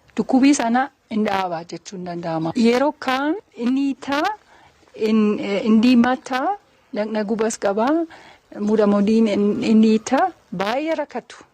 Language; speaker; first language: Oromo; non-native, fluent; German